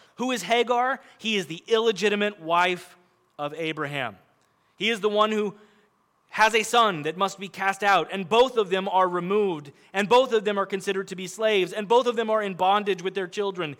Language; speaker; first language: English; native; English